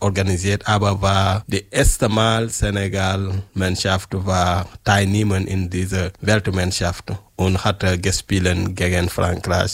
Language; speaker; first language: German; non-native, learner; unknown